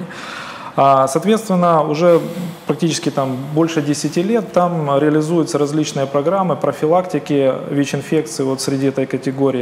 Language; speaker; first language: Russian; native; Russian